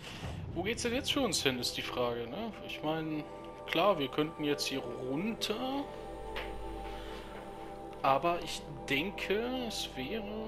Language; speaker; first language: German; native; German